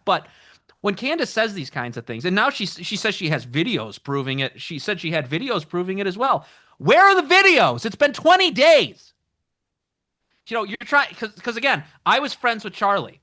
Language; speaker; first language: English; native; English